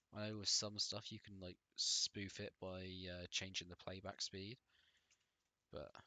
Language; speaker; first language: English; native; English